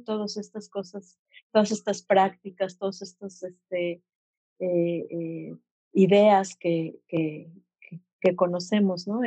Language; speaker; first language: Spanish; non-native, fluent; English